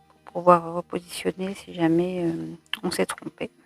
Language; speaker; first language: French; native; French